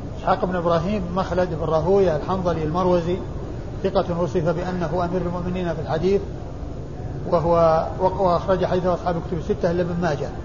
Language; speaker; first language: Arabic; native; Arabic